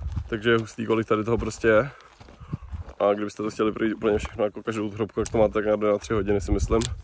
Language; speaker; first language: Czech; native; Czech